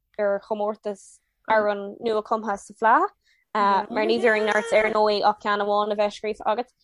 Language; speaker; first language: Irish; non-native, local second language; English